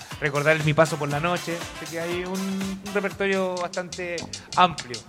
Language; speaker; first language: Spanish; early bilingual, heritage; Spanish